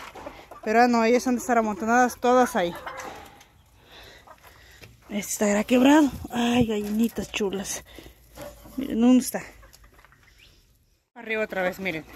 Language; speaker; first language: Spanish; native; Spanish